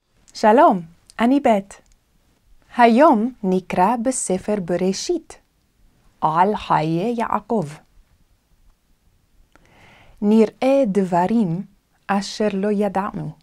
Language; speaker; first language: Hebrew; non-native, fluent; Korean